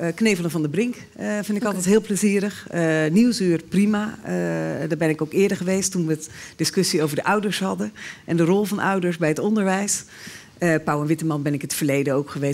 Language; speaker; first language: Dutch; native; Dutch